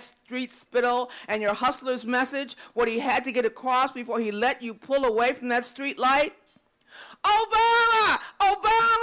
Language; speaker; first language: English; native; English